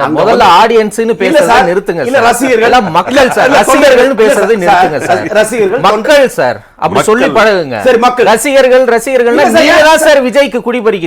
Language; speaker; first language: Tamil; native; Tamil